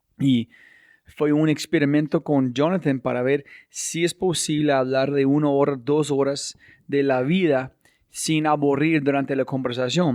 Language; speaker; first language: Spanish; non-native, fluent; English